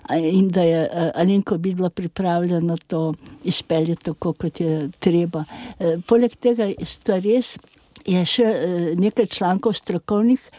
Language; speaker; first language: Slovenian; native; Slovenian